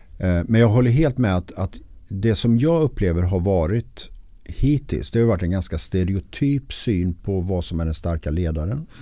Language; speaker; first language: Swedish; native; Swedish